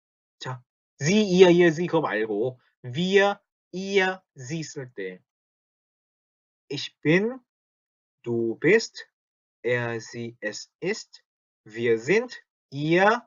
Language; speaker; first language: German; non-native, fluent; Korean